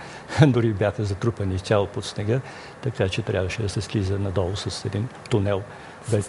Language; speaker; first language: Bulgarian; native; Bulgarian